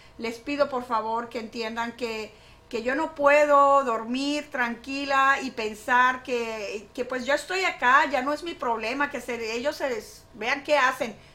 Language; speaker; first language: Spanish; native; Spanish